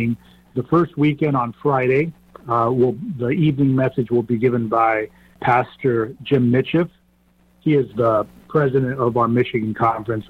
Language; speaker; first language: English; non-native, local second language; Spanish